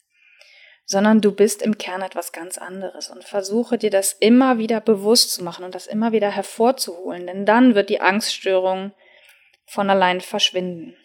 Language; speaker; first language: German; native; German